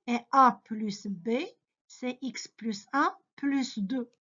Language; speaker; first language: French; non-native, local second language; Arabic